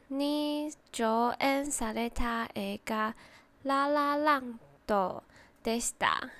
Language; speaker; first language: Japanese; non-native, learner; Chinese